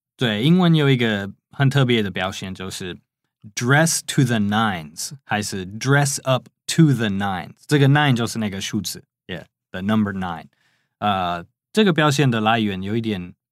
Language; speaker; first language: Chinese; non-native, fluent; English